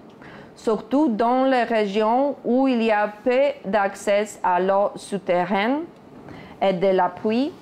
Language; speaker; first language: French; non-native, fluent; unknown